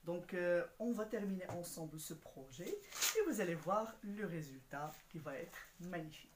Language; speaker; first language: French; non-native, local second language; Arabic